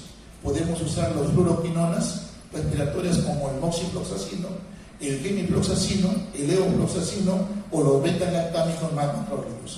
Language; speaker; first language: Spanish; native; Spanish